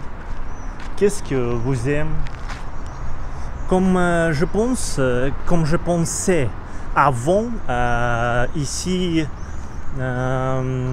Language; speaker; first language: French; non-native, learner; Russian